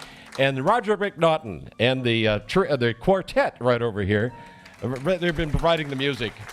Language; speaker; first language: English; native; English